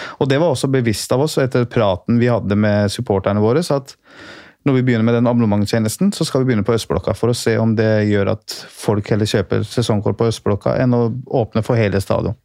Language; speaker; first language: Norwegian; early bilingual, other home language; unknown